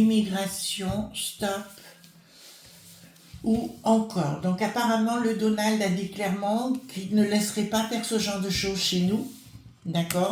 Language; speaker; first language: French; native; French